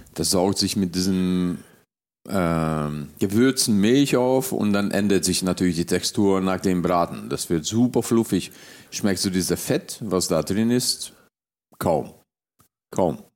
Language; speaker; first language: German; early bilingual, other home language; Hungarian